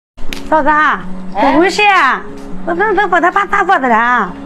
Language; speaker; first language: Chinese; native; Chinese